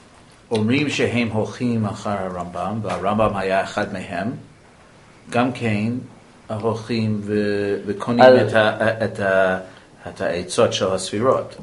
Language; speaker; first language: Hebrew; non-native, learner; English